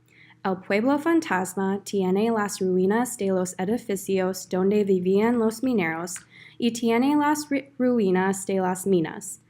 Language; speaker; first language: Spanish; non-native, learner; English